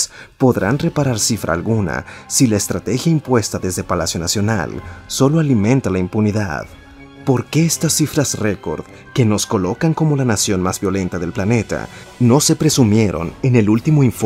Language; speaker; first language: Spanish; native; Spanish